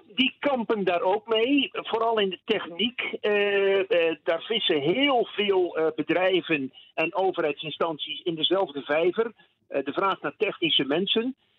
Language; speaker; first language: Dutch; native; Dutch